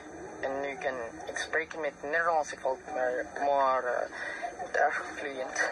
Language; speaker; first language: Dutch; non-native, learner; Filipino